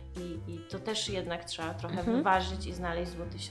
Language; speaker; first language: Polish; native; Polish